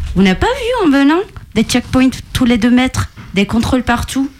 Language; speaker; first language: French; non-native, fluent; Turkish